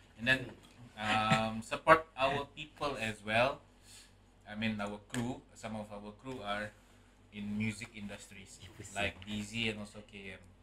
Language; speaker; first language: English; non-native, local second language; Malay